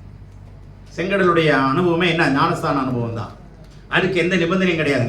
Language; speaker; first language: Tamil; native; Tamil